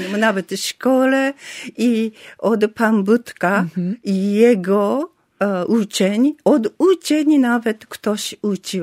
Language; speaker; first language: Polish; non-native, learner; Japanese